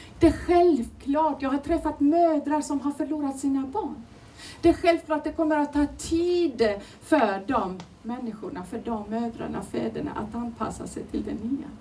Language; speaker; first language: Swedish; non-native, fluent; Turoyo